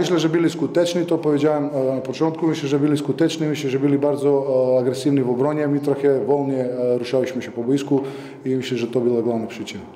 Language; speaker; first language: Polish; non-native, fluent; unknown